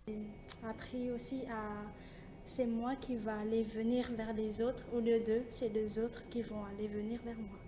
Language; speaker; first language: French; non-native, local second language; Malagasy